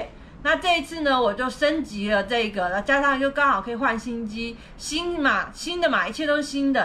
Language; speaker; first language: Chinese; native; Chinese